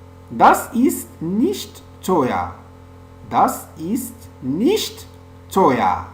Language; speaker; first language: German; non-native, fluent; French